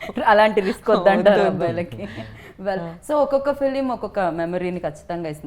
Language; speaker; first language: Telugu; native; Telugu